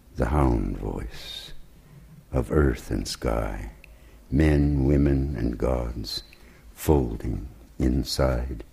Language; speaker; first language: English; native; English